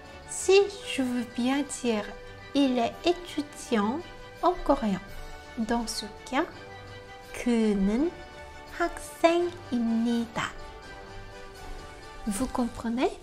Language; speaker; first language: French; non-native, fluent; Korean